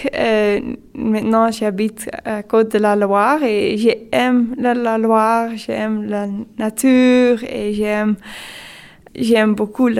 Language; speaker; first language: French; non-native, learner; Dutch